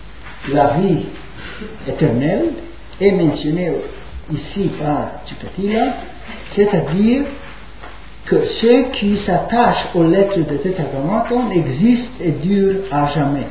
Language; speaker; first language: French; non-native, fluent; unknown